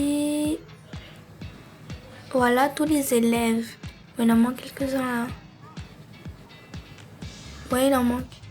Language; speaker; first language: French; native; French